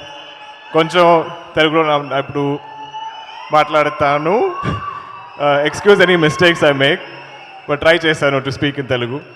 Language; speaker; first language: Telugu; non-native, learner; Malayalam